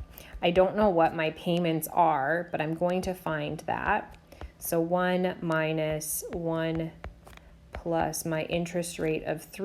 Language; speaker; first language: English; native; English